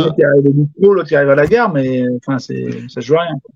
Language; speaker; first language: French; native; French